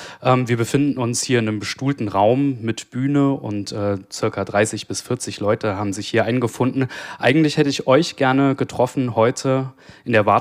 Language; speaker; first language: German; native; German